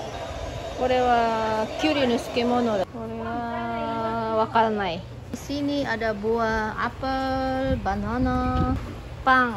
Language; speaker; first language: Japanese; non-native, fluent; Indonesian